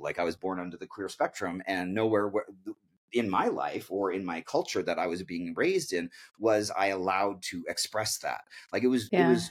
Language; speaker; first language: English; native; English